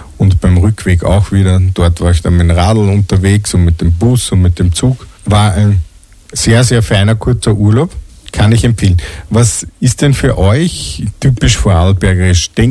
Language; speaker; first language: German; native; German